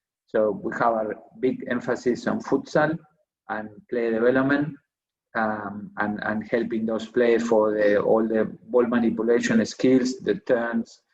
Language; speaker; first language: English; non-native, fluent; Spanish